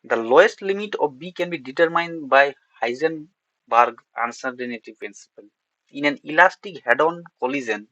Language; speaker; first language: English; non-native, local second language; Bangla